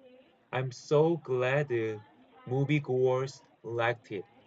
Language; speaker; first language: English; non-native, learner; Korean